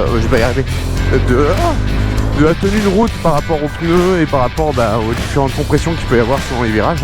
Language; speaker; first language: French; native; French